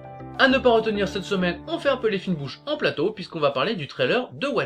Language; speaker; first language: French; native; French